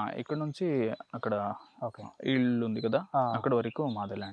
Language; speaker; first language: Telugu; non-native, learner; Kannada